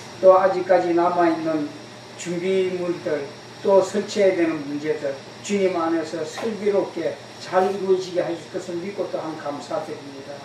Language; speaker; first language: Korean; native; Korean